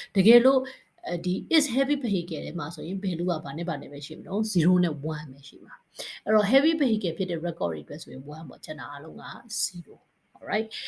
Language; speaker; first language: Burmese; native; Burmese